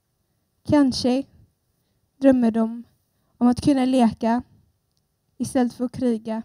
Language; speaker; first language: Swedish; early bilingual, other home language; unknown